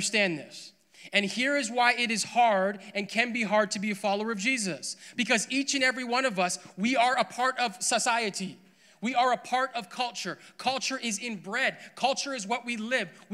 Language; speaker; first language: English; native; English